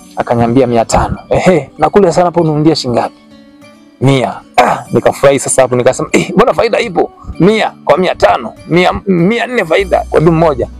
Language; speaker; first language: Swahili; non-native, local second language; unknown